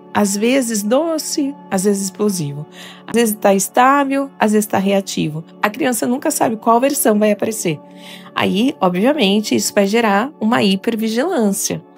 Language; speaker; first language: Portuguese; native; Portuguese